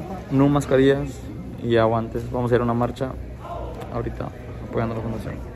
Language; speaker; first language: Spanish; early bilingual, heritage; Spanish